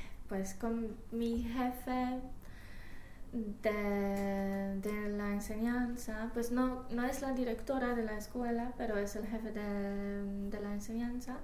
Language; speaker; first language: Spanish; non-native, fluent; Polish